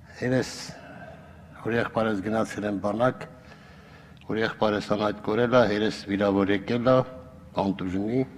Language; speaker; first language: Armenian; native; Armenian